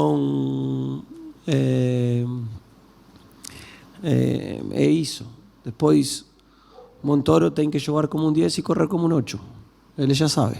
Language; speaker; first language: Portuguese; non-native, learner; Spanish